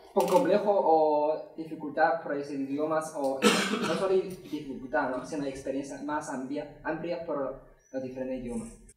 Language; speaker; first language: Spanish; non-native, fluent; Chinese